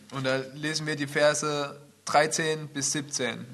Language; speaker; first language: German; native; German